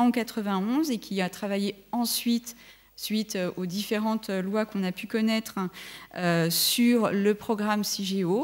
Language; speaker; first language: French; native; French